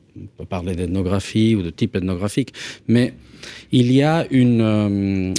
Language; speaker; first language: French; non-native, fluent; Spanish